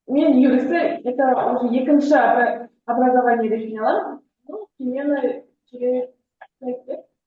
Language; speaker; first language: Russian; non-native, local second language; Kazakh